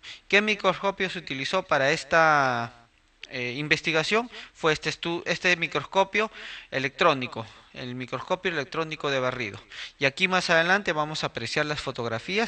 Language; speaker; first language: Spanish; native; Spanish